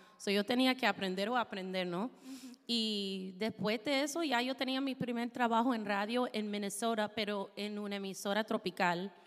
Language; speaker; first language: Spanish; non-native, fluent; English